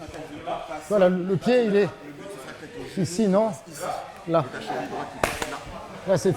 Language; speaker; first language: French; native; French